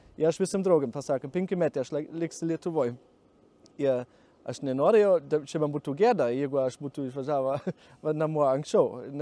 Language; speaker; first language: Lithuanian; non-native, learner; German